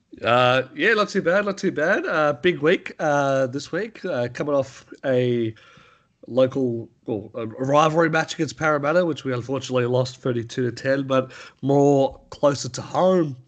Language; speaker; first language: English; native; English